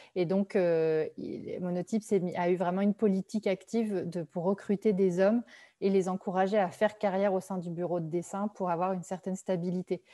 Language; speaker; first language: French; native; French